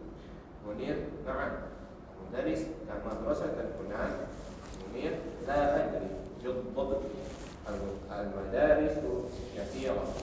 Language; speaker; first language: Arabic; non-native, learner; Sundanese